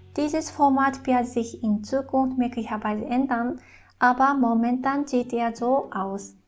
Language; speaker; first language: German; non-native, fluent; Japanese